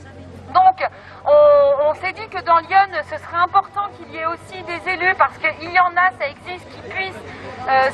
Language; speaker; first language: French; native; French